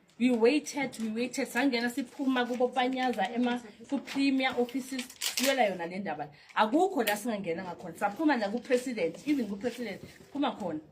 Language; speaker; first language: Zulu; native; Zulu